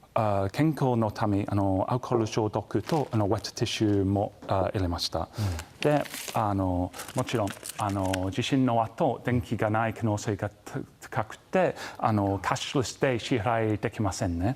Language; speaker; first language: Japanese; non-native, fluent; English